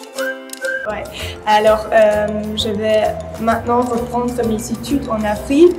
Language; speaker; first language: French; non-native, fluent; German